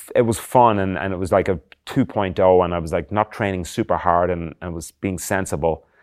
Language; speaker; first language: English; native; English